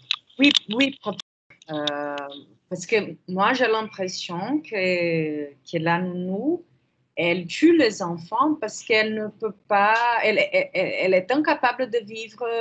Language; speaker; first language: French; non-native, fluent; Portuguese